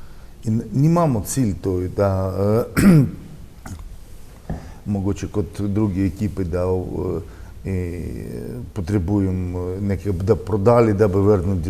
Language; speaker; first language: Slovenian; non-native, learner; Russian